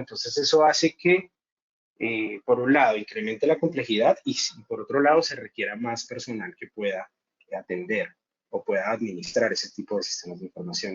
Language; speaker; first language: Spanish; native; Spanish